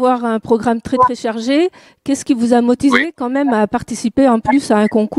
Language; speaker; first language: French; native; French